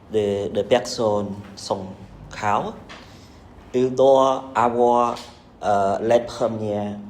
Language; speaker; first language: French; non-native, learner; Khmer